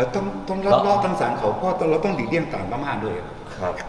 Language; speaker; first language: Thai; non-native, fluent; Chinese